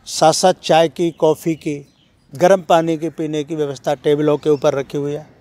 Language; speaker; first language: Hindi; native; Hindi